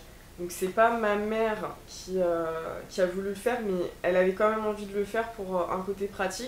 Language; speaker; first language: French; native; French